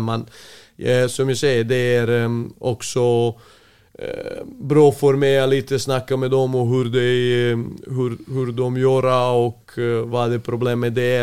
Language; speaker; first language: Swedish; non-native, fluent; Serbian